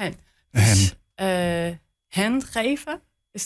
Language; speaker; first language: Dutch; non-native, learner; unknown